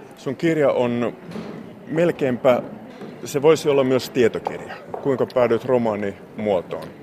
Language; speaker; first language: Finnish; native; Finnish